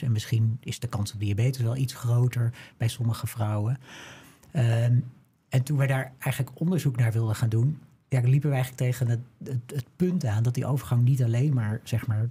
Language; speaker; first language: Dutch; native; Dutch